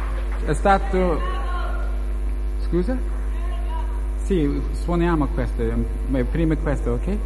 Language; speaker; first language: Italian; non-native, learner; English